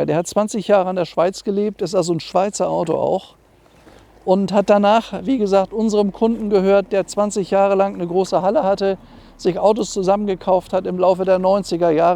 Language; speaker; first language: German; native; German